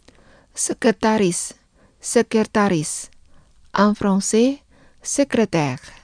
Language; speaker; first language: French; non-native, fluent; Indonesian